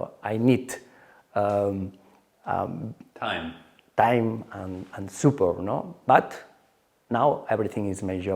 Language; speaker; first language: English; non-native, learner; Spanish